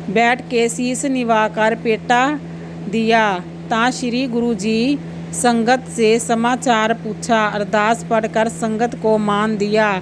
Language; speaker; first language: Hindi; non-native, local second language; Punjabi